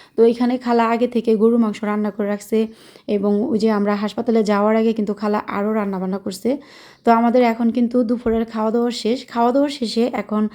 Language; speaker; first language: Bangla; early bilingual, heritage; Bangla